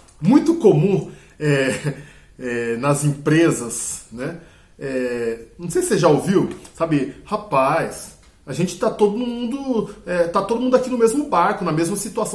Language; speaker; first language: Portuguese; native; Portuguese